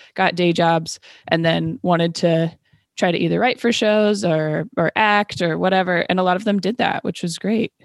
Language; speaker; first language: English; native; English